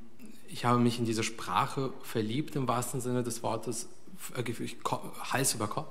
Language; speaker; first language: German; early bilingual, other home language; Russian